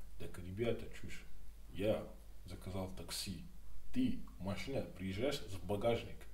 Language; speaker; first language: Russian; non-native, learner; Yoruba